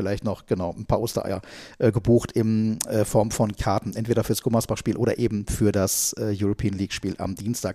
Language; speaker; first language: German; native; German